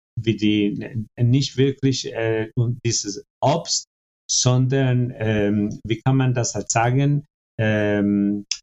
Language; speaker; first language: German; non-native, fluent; Spanish